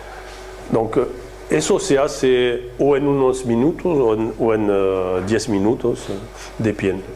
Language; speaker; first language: Spanish; non-native, fluent; French